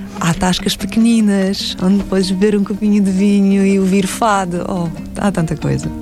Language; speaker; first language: Portuguese; non-native, fluent; Russian